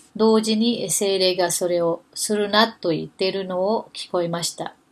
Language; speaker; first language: Japanese; non-native, fluent; Filipino